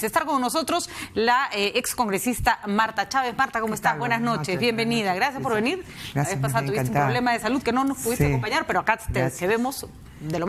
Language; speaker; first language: Spanish; native; Spanish